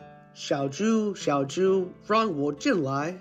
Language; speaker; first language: Chinese; non-native, learner; English